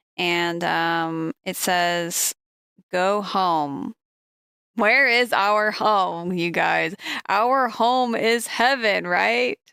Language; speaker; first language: English; native; English